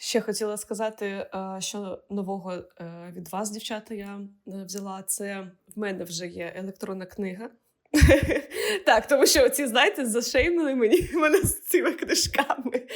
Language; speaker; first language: Ukrainian; non-native, local second language; Russian